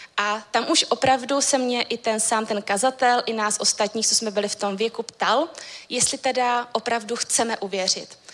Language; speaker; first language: Czech; native; Czech